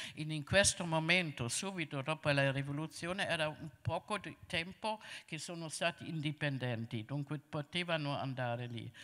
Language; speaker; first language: Italian; non-native, fluent; German